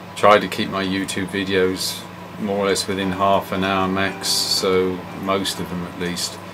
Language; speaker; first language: English; native; English